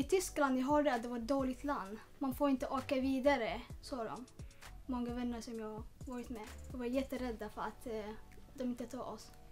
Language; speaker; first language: Swedish; non-native, learner; Tigrinya